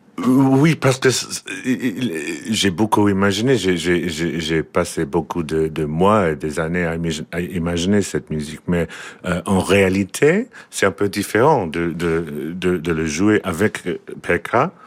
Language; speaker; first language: French; non-native, learner; English